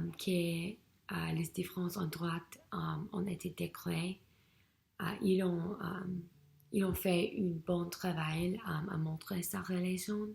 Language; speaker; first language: French; non-native, learner; English